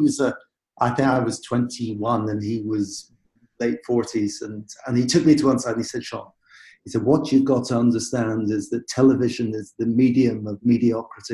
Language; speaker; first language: English; native; English